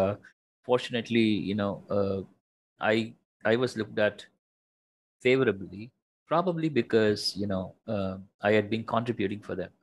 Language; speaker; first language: English; non-native, local second language; Tamil